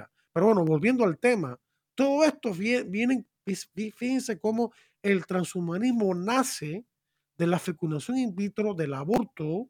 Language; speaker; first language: Spanish; native; Spanish